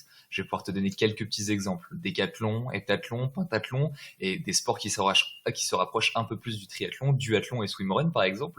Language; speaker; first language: French; native; French